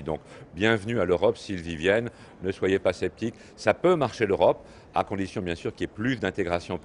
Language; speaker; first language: French; native; French